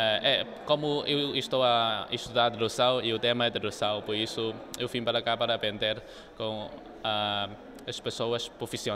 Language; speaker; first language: Portuguese; non-native, local second language; Chinese